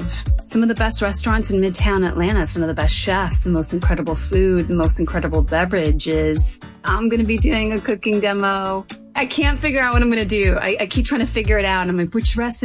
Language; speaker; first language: English; non-native, fluent; Spanish